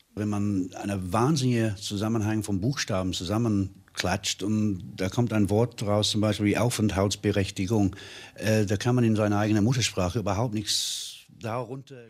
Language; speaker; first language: German; non-native, fluent; English